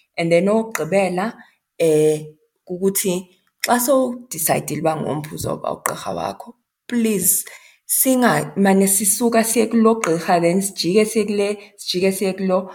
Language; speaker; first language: Xhosa; non-native, local second language; Zulu